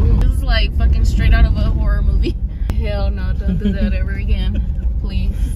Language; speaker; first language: English; early bilingual, other home language; Spanish